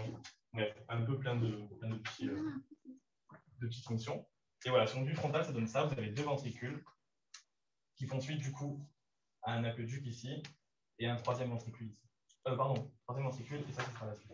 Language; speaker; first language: French; native; French